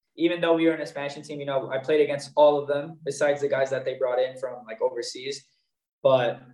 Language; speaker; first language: English; native; English